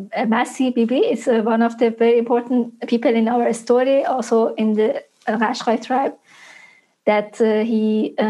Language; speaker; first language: English; non-native, fluent; Persian